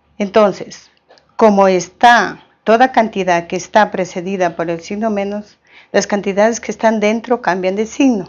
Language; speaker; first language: Spanish; native; Spanish